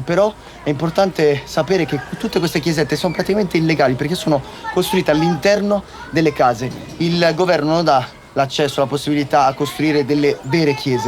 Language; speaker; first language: Italian; native; Italian